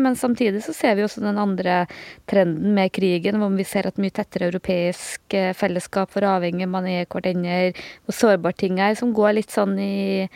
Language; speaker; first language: Norwegian; native; Norwegian